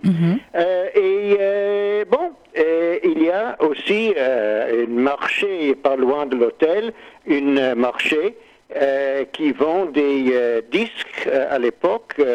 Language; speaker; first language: French; non-native, learner; English